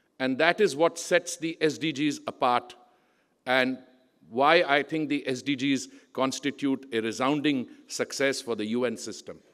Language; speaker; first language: English; non-native, local second language; Punjabi